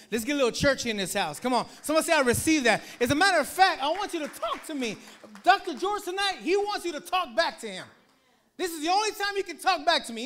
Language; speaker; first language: English; early bilingual, other home language; Spanish